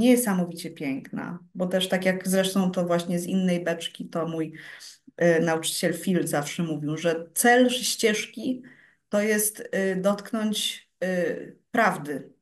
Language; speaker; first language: Polish; early bilingual, heritage; Polish